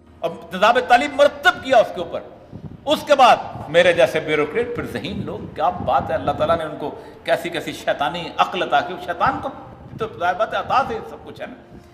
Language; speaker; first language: Urdu; non-native, local second language; Punjabi